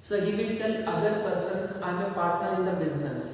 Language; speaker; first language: English; non-native, local second language; Kannada